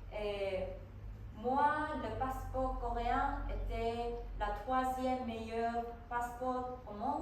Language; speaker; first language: French; non-native, learner; Korean